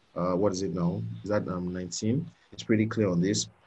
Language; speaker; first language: English; non-native, local second language; Yoruba